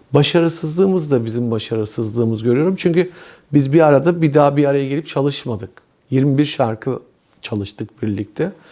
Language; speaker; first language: Turkish; early bilingual, heritage; Turkish